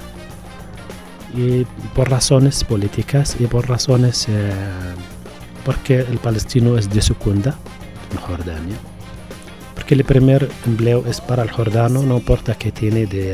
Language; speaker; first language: Spanish; non-native, fluent; Arabic